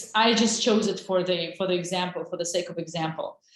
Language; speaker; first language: English; non-native, fluent; Azerbaijani